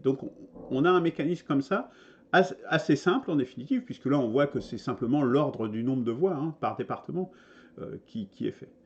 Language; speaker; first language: French; native; French